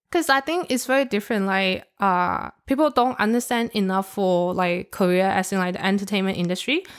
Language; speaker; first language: English; non-native, local second language; Cantonese